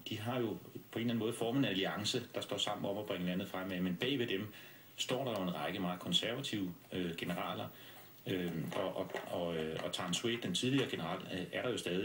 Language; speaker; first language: Danish; native; Danish